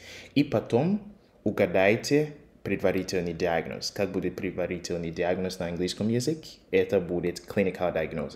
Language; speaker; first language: Russian; non-native, fluent; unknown